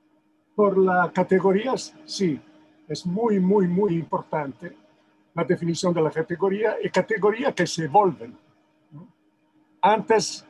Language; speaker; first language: Spanish; non-native, fluent; Italian